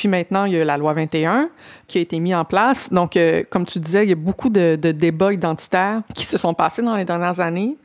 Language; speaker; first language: French; native; French